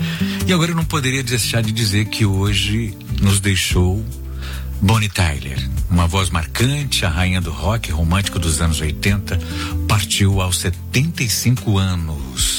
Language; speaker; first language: Portuguese; native; Portuguese